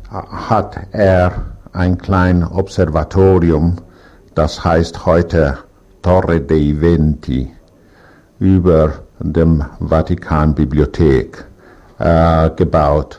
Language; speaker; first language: German; non-native, learner; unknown